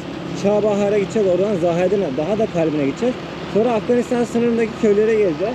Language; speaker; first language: Turkish; native; Turkish